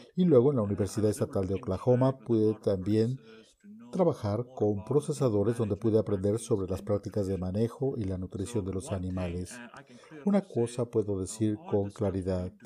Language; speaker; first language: Spanish; non-native, fluent; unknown